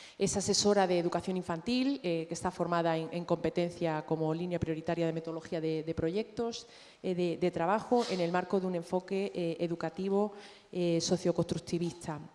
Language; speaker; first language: Spanish; native; Spanish